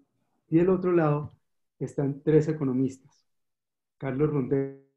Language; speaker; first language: Spanish; native; Spanish